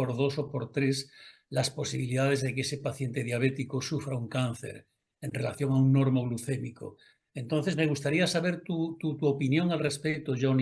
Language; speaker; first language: Spanish; native; Spanish